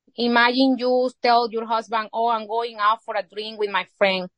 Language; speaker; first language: English; non-native, fluent; Spanish